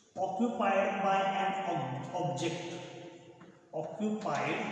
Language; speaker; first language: English; non-native, local second language; Marathi